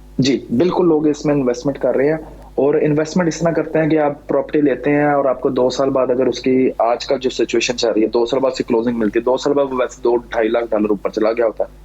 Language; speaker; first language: Urdu; non-native, local second language; Punjabi